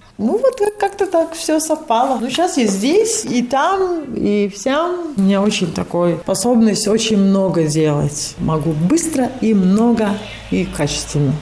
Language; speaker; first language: Russian; non-native, local second language; Latvian